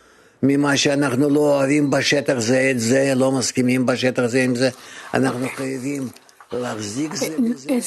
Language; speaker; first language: Hebrew; non-native, fluent; Russian